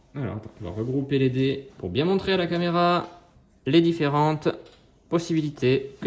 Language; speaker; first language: French; native; French